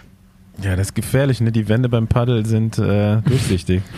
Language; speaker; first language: German; native; German